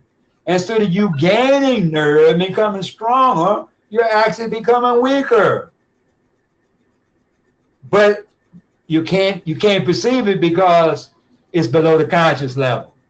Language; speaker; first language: English; native; English